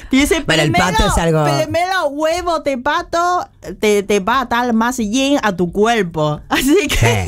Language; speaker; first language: Spanish; non-native, fluent; Chinese